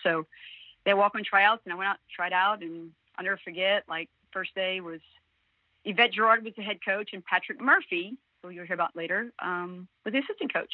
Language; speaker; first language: English; native; English